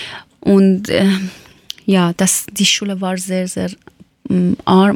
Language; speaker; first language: German; non-native, learner; Persian